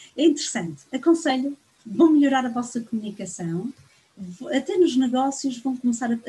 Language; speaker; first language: Portuguese; native; Portuguese